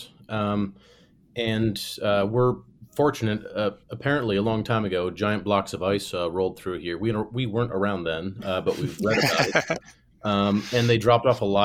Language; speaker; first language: English; native; English